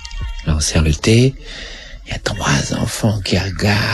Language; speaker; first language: French; native; French